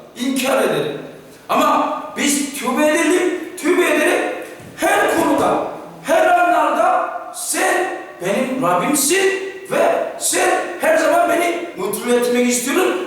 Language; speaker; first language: Turkish; non-native, fluent; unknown